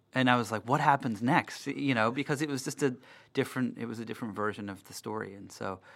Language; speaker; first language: English; native; English